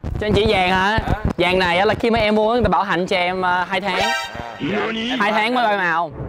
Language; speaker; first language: Vietnamese; native; Vietnamese